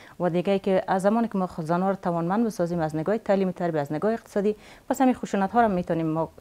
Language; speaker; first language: Persian; native; Persian